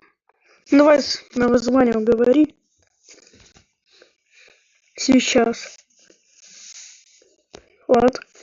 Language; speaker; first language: Russian; native; Russian